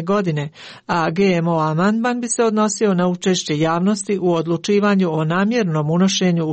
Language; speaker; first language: Croatian; native; Croatian